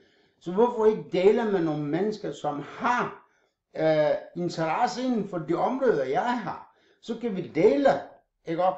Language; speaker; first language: Danish; non-native, fluent; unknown